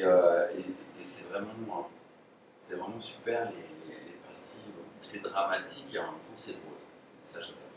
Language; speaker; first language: French; native; French